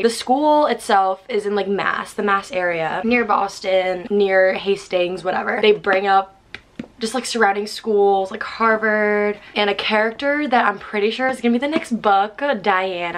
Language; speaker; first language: English; native; English